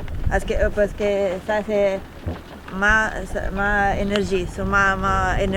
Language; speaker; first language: French; non-native, learner; Italian